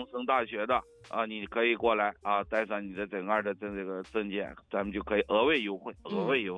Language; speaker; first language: Chinese; native; Chinese